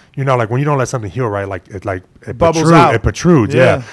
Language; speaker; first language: English; early bilingual, other home language; Spanish